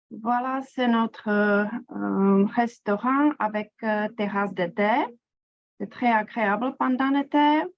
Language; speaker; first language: French; non-native, fluent; Czech